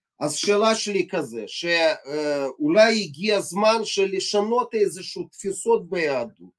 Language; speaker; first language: Hebrew; non-native, fluent; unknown